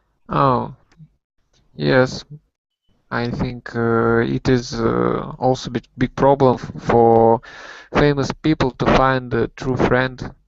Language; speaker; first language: English; non-native, learner; Russian